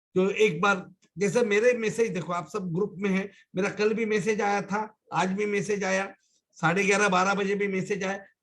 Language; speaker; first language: Hindi; non-native, local second language; Marathi